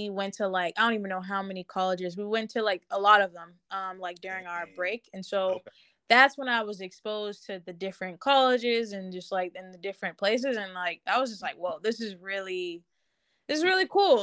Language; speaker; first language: English; native; English